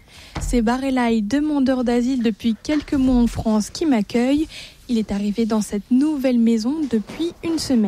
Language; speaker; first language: French; native; French